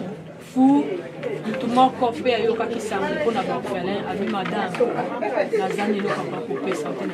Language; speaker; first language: French; non-native, local second language; Lingala